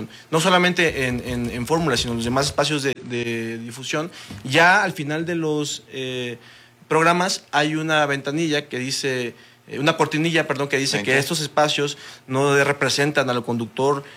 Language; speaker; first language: Spanish; native; Spanish